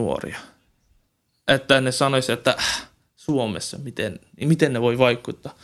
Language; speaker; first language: Finnish; non-native, learner; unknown